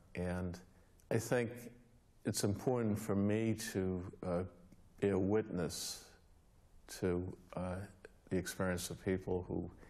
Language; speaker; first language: English; native; English